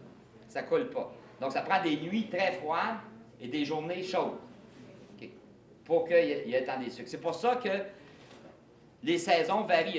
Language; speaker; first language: French; native; French